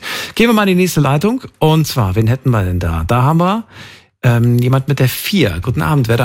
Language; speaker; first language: German; native; German